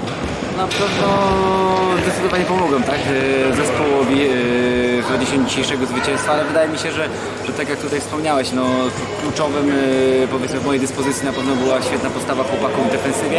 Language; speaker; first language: Polish; native; Polish